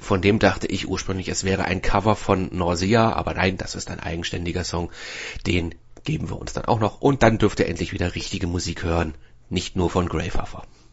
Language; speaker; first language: German; native; German